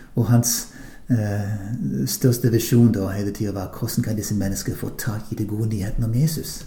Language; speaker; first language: Norwegian; non-native, fluent; English